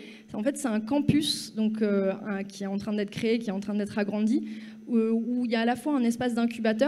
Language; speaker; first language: French; native; French